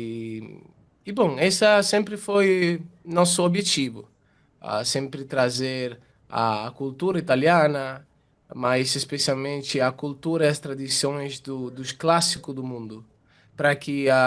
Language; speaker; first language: Portuguese; non-native, fluent; Italian